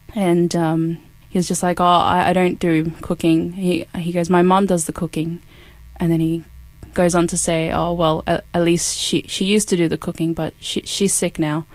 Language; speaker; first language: English; native; English